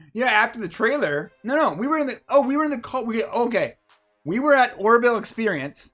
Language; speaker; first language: English; native; English